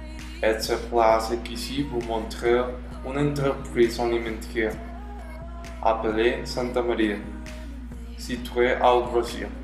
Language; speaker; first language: French; non-native, learner; Spanish